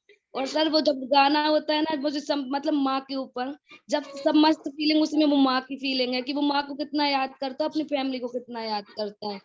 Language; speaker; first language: Hindi; native; Hindi